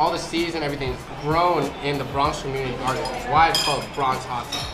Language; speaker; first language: English; native; English